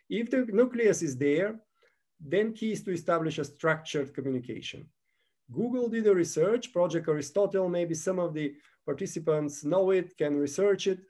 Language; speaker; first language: English; non-native, fluent; Bulgarian